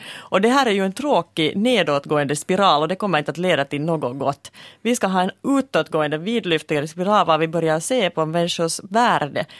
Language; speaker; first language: Swedish; native; Swedish